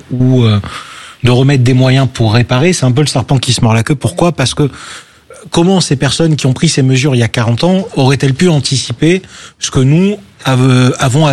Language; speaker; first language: French; native; French